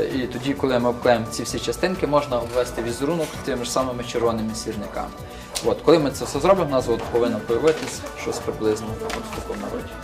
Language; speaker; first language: Ukrainian; native; Ukrainian